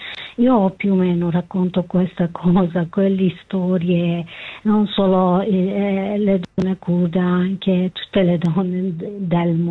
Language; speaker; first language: Italian; non-native, fluent; Kurdish